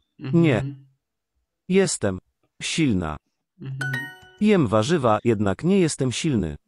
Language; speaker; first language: Polish; non-native, learner; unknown